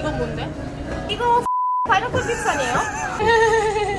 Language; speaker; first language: Korean; non-native, learner; Italian